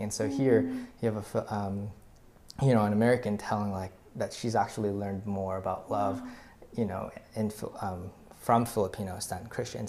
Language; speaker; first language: English; early bilingual, other home language; Filipino